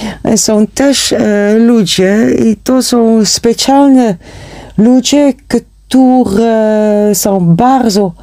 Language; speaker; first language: Polish; non-native, learner; Dutch